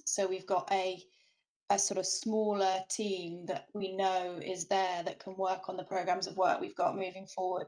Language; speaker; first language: English; native; English